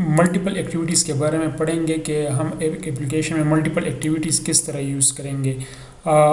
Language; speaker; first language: Urdu; non-native, local second language; Pashto